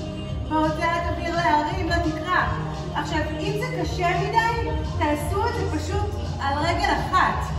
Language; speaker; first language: Hebrew; native; Hebrew